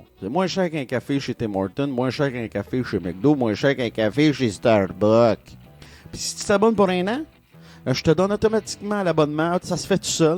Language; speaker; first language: French; native; French